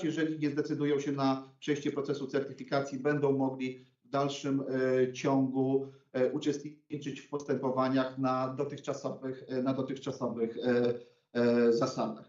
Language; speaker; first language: Polish; native; Polish